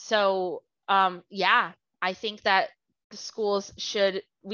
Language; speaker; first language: English; non-native, fluent; Portuguese